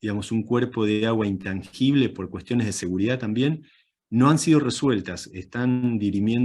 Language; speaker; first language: Spanish; native; Spanish